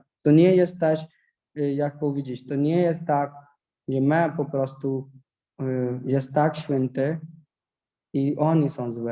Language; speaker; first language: Polish; non-native, learner; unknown